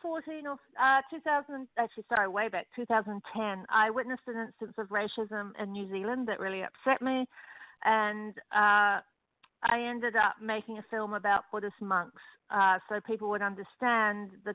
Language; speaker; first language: English; native; English